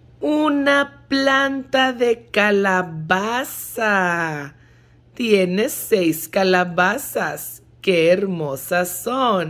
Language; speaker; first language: Spanish; early bilingual, heritage; Spanish